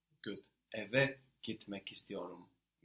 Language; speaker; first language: Turkish; non-native, fluent; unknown